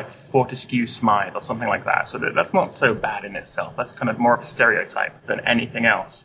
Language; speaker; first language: English; native; English